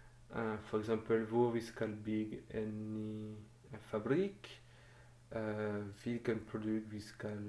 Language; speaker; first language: Norwegian; non-native, fluent; French